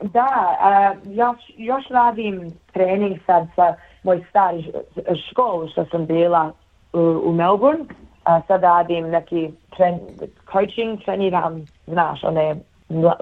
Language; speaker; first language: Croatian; early bilingual, heritage; Bosnian